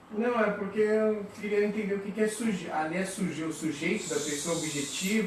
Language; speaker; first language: Portuguese; native; Portuguese